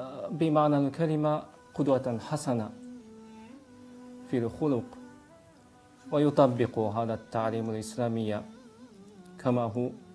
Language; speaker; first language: Arabic; non-native, fluent; Japanese